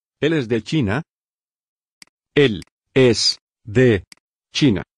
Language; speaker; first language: Spanish; non-native, learner; Vietnamese